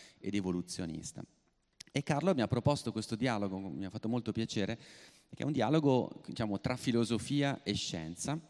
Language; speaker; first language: Italian; native; Italian